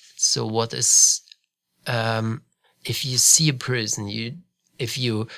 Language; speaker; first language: English; non-native, fluent; German